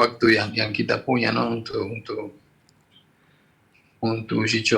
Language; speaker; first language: Indonesian; non-native, fluent; Spanish